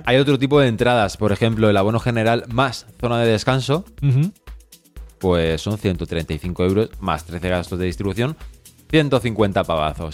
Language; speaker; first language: Spanish; native; Spanish